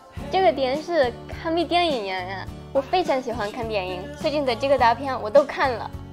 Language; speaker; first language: Chinese; non-native, fluent; Spanish